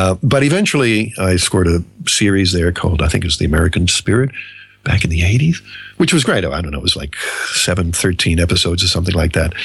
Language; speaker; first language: English; native; English